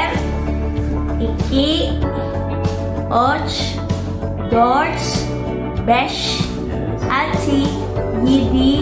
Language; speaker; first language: Turkish; non-native, learner; Filipino